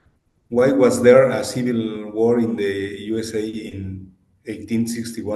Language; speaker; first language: English; non-native, learner; Spanish